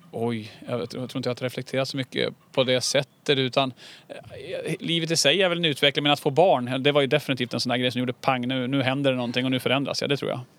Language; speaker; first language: Swedish; native; Swedish